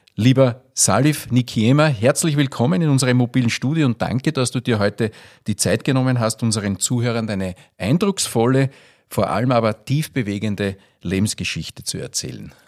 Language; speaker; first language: German; native; German